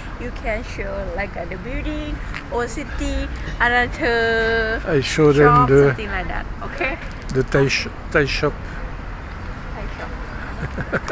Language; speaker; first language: English; non-native, learner; Thai